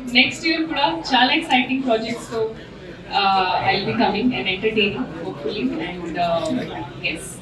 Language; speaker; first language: Telugu; non-native, learner; Hindi